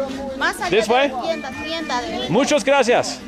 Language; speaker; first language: Spanish; non-native, learner; English